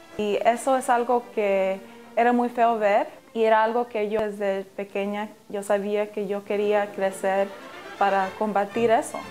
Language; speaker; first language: Spanish; early bilingual, heritage; English